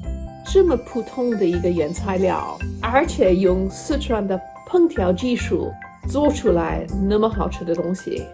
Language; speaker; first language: Chinese; non-native, fluent; English